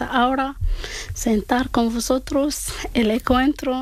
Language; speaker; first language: Spanish; non-native, learner; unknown